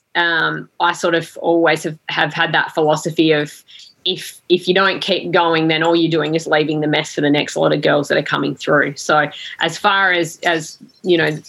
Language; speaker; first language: English; native; English